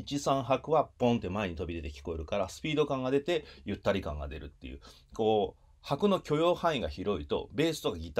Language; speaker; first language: Japanese; native; Japanese